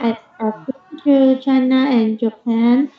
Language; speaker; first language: English; non-native, learner; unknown